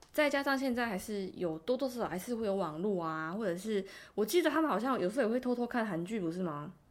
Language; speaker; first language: Chinese; native; Chinese